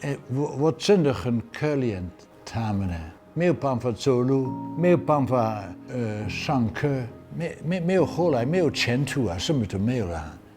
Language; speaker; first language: Chinese; non-native, fluent; Dutch